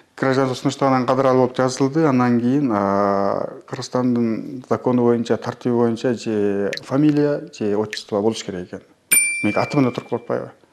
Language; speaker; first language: Kyrgyz; early bilingual, heritage; Kyrgyz